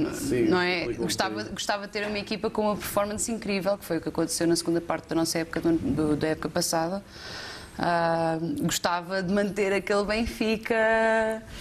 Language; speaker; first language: Portuguese; native; Portuguese